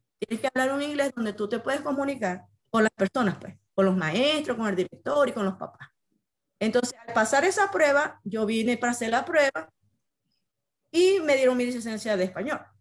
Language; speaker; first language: Spanish; native; Spanish